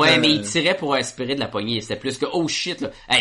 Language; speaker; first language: French; native; French